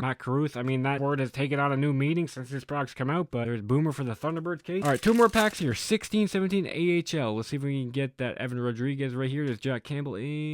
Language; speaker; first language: English; native; English